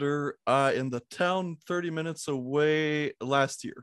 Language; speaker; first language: English; non-native, fluent; French